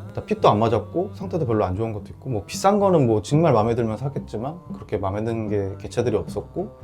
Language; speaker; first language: Korean; native; Korean